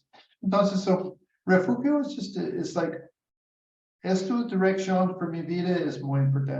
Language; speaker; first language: Spanish; non-native, learner; English